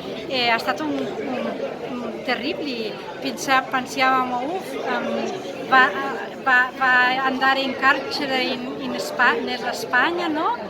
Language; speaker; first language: Italian; non-native, fluent; Catalan